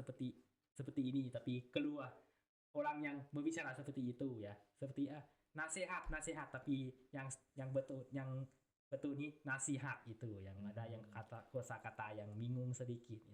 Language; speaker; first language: Indonesian; non-native, learner; Thai